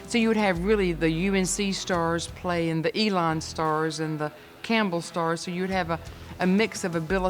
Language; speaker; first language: English; native; English